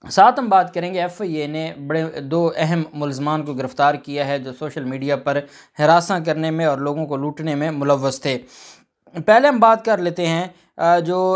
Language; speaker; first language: Urdu; non-native, local second language; Punjabi